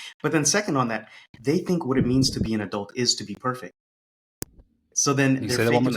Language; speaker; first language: English; native; English